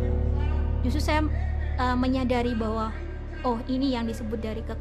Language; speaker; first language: Indonesian; native; Indonesian